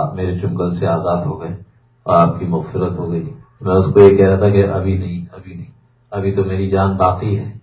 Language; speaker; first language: Urdu; native; Urdu